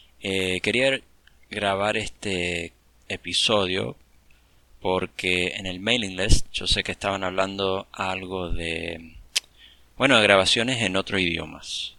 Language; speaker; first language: Spanish; early bilingual, heritage; English